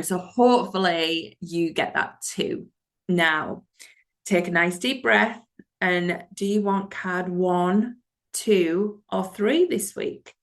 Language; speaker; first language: English; native; English